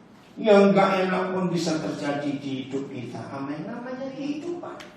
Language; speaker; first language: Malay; non-native, local second language; Javanese